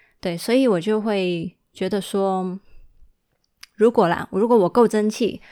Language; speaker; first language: Chinese; early bilingual, heritage; Chinese